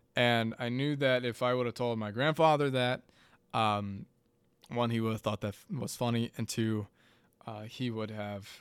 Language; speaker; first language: English; native; English